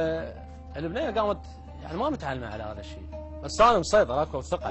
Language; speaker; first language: Arabic; native; Arabic